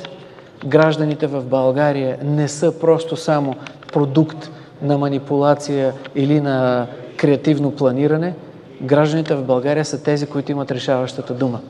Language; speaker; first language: Bulgarian; native; Bulgarian